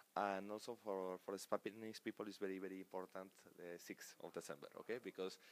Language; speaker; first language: English; non-native, fluent; Spanish